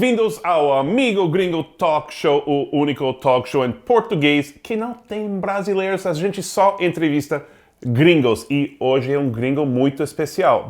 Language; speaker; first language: Portuguese; non-native, fluent; English